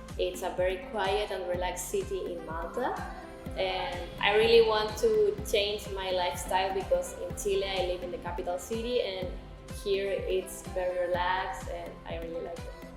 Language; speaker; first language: English; non-native, learner; Spanish